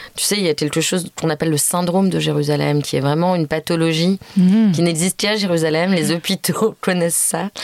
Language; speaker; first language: French; native; French